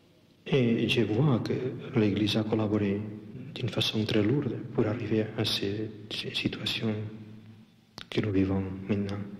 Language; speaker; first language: French; non-native, fluent; Catalan